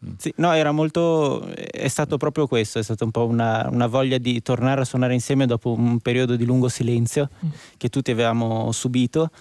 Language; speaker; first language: Italian; native; Italian